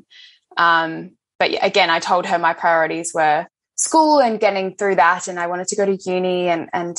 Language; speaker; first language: English; native; English